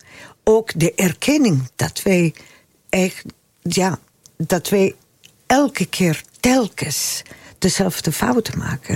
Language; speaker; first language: Dutch; non-native, fluent; Spanish